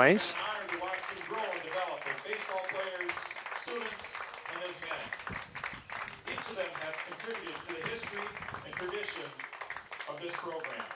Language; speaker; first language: English; native; English